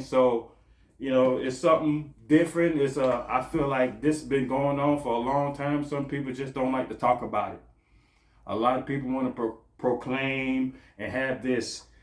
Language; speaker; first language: English; native; English